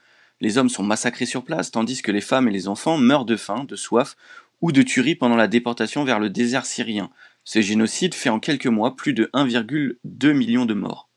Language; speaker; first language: French; native; French